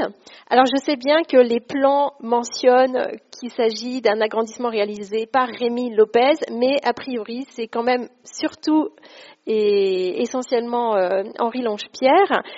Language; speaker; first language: French; native; French